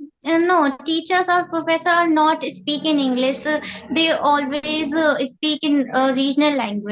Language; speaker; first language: English; non-native, learner; Hindi